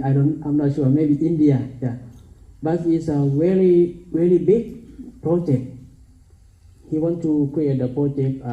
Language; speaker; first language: English; non-native, learner; Thai